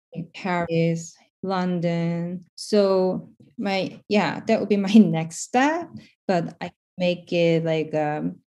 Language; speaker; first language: English; non-native, fluent; Korean